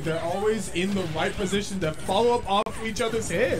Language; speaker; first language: English; native; English